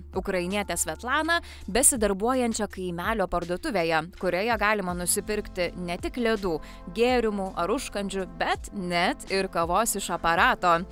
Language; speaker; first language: Lithuanian; native; Lithuanian